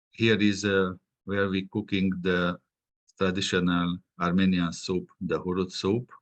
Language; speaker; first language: English; non-native, fluent; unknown